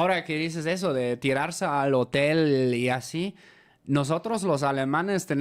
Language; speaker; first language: Spanish; native; Spanish